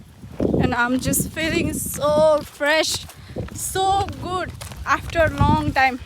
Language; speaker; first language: English; non-native, learner; Nepali